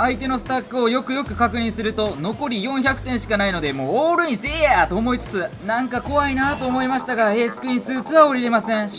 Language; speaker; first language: Japanese; native; Japanese